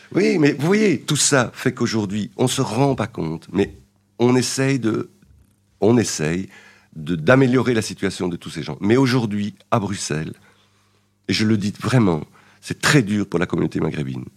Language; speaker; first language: French; native; French